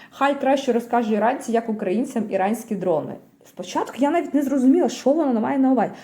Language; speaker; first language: Ukrainian; native; Ukrainian